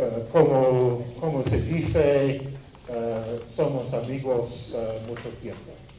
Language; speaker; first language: Spanish; non-native, learner; English